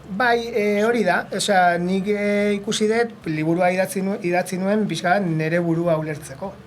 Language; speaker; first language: Basque; non-native, local second language; Spanish